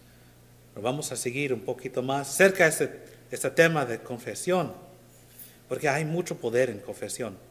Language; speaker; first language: Spanish; non-native, learner; English